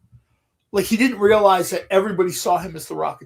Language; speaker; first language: English; native; English